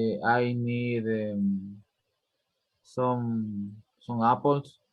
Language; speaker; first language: English; non-native, learner; Spanish